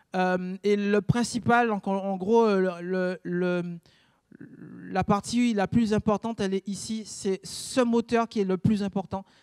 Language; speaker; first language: French; native; French